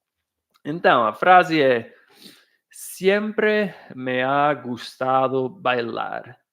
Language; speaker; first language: Portuguese; non-native, fluent; English